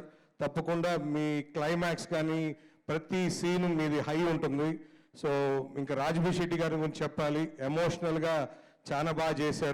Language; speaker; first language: Telugu; native; Telugu